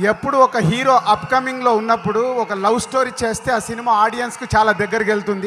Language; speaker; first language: Telugu; native; Telugu